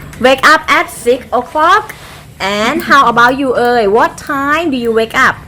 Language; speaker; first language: English; non-native, fluent; Thai